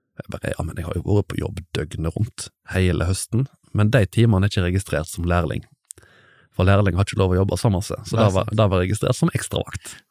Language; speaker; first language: Norwegian; native; Norwegian